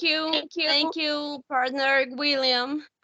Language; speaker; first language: English; non-native, learner; Spanish